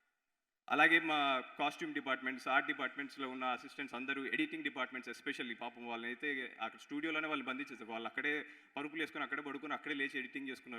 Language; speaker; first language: Telugu; native; Telugu